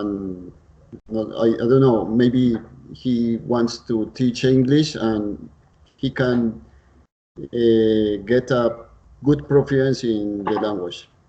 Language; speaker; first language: English; non-native, learner; Spanish